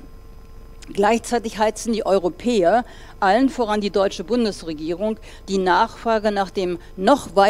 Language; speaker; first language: German; native; German